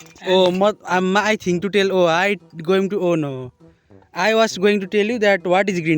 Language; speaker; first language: English; non-native, learner; Nepali